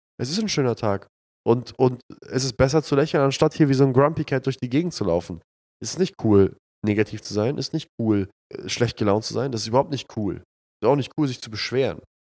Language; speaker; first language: German; early bilingual, other home language; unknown